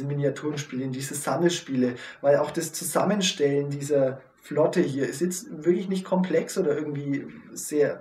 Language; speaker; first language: German; native; German